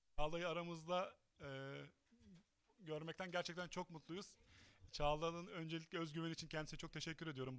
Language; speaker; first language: Turkish; native; Turkish